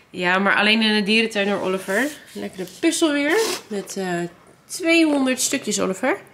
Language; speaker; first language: Dutch; native; Dutch